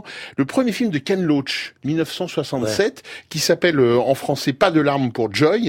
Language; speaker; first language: French; native; French